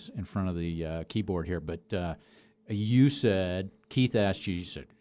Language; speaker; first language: English; native; English